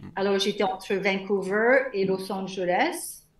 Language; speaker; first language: French; native; French